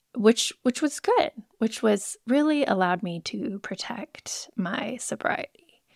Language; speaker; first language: English; native; English